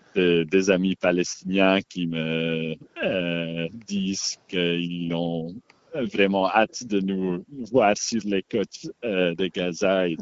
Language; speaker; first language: French; non-native, local second language; Dutch